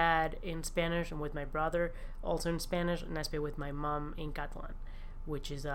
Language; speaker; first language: English; non-native, fluent; Spanish